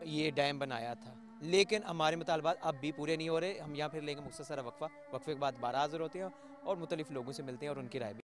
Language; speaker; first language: Urdu; non-native, local second language; Pahari-Potwari